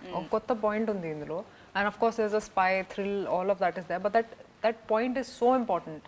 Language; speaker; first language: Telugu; non-native, local second language; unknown